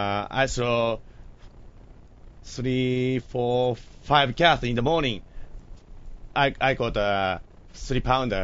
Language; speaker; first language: English; non-native, learner; Japanese